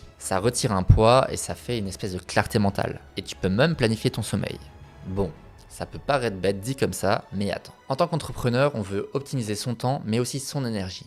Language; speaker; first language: French; native; French